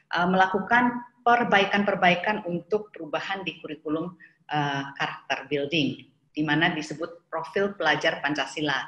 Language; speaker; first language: Indonesian; non-native, local second language; Javanese